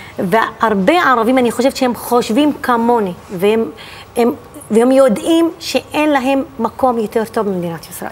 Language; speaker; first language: Hebrew; non-native, local second language; Arabic